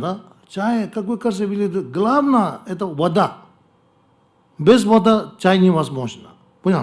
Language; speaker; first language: Russian; non-native, learner; Tibetan